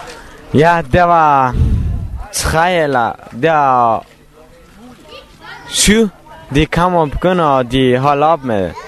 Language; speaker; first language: Danish; non-native, learner; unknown